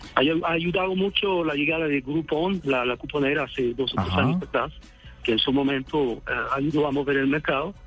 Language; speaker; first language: Spanish; non-native, fluent; Swedish